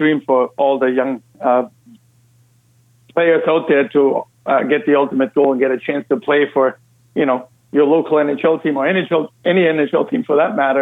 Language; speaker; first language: English; non-native, fluent; German